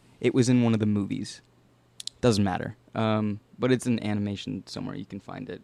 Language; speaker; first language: English; native; English